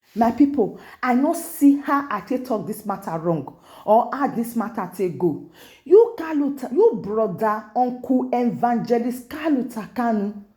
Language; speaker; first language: Nigerian Pidgin; non-native, local second language; Igbo